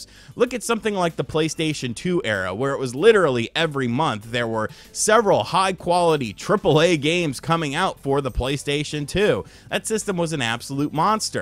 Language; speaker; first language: English; native; English